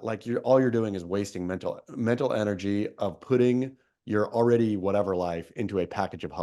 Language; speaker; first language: English; native; English